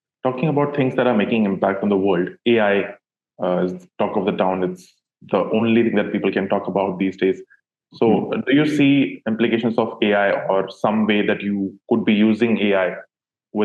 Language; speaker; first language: English; non-native, local second language; Hindi